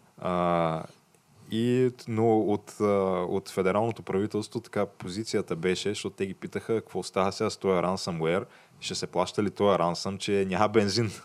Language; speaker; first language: Bulgarian; native; Bulgarian